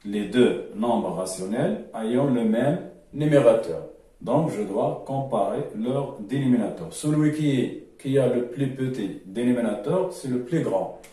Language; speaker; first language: French; non-native, local second language; Arabic